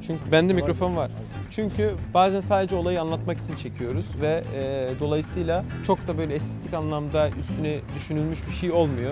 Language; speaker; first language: Turkish; native; Turkish